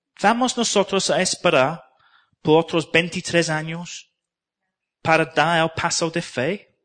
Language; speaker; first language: Spanish; non-native, learner; English